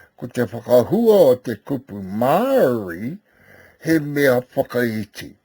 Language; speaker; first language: Māori; native; Māori